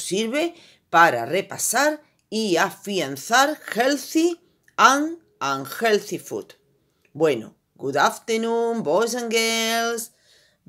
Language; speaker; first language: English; non-native, fluent; Spanish